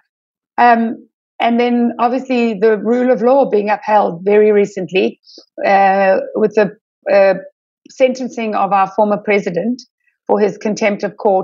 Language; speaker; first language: English; native; English